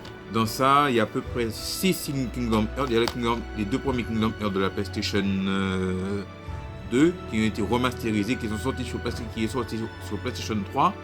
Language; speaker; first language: French; native; French